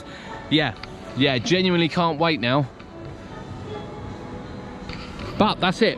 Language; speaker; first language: English; native; English